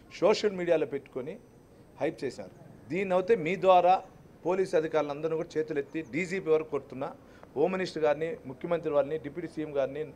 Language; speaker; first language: Telugu; native; Telugu